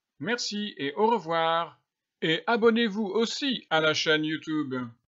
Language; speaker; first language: French; native; French